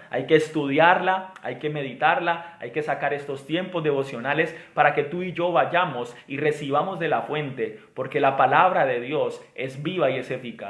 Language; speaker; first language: Spanish; native; Spanish